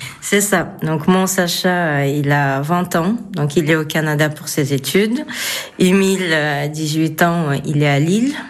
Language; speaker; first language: French; non-native, fluent; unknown